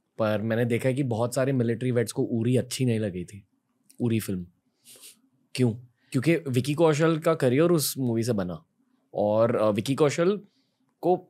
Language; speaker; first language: Hindi; native; Hindi